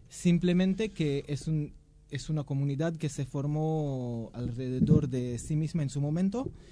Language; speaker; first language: Spanish; non-native, fluent; Hebrew